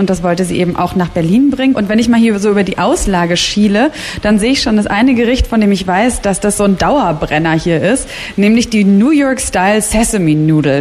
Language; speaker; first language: German; native; German